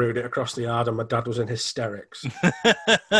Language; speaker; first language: English; native; English